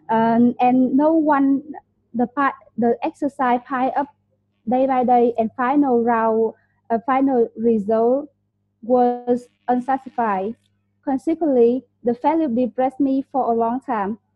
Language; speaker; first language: English; non-native, learner; Vietnamese